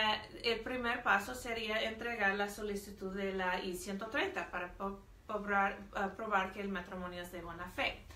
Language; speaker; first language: Spanish; non-native, fluent; English